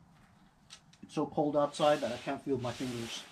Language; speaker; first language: English; native; English